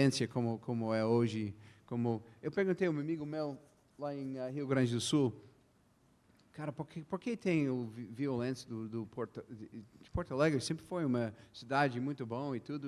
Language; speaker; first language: Portuguese; non-native, fluent; English